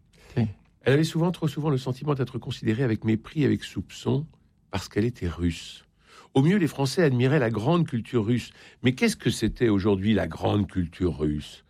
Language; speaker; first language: French; native; French